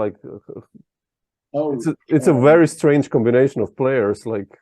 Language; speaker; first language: English; non-native, fluent; Slovenian